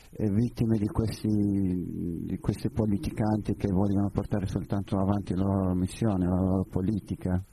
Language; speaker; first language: Italian; non-native, learner; Persian